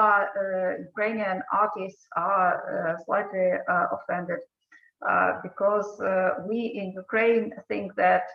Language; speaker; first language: English; non-native, fluent; Ukrainian